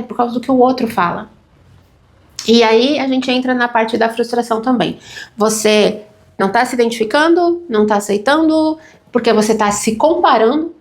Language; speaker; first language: Portuguese; native; Portuguese